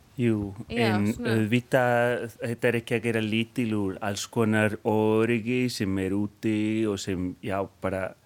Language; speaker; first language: Icelandic; non-native, fluent; Spanish